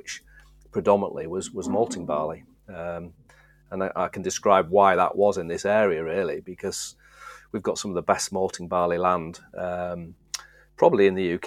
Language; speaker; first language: English; native; English